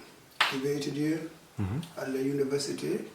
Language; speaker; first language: French; non-native, learner; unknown